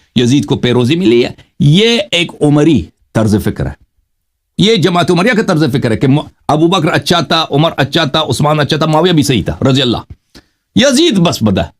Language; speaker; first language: Urdu; non-native, fluent; Persian